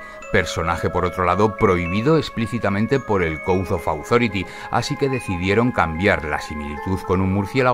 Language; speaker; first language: Spanish; native; Spanish